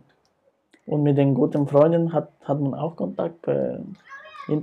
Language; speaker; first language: German; non-native, fluent; Spanish